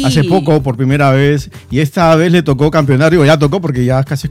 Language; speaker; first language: Spanish; native; Spanish